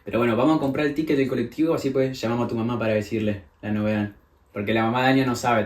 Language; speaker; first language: Spanish; native; Spanish